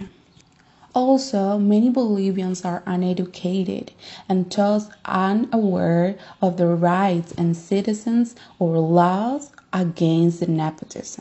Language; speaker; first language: English; non-native, fluent; Spanish